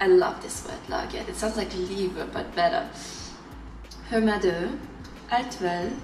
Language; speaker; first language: Swedish; non-native, learner; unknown